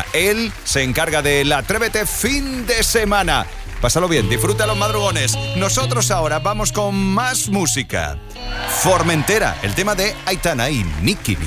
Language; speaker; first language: Spanish; native; Spanish